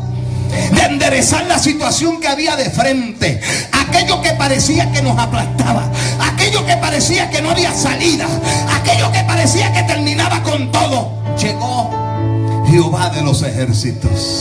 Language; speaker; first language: Spanish; native; Spanish